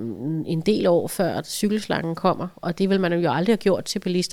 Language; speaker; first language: Danish; native; Danish